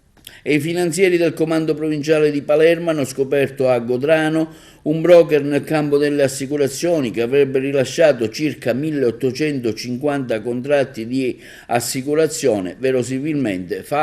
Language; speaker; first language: Italian; native; Italian